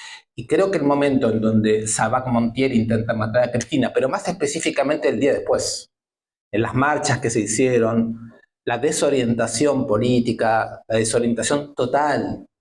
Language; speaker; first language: Spanish; native; Spanish